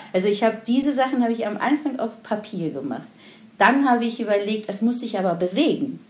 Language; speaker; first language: German; non-native, fluent; Persian